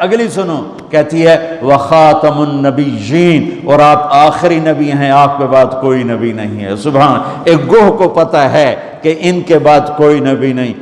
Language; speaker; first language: Urdu; non-native, local second language; Punjabi